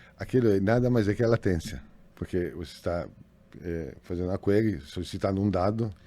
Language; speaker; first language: Portuguese; non-native, fluent; Italian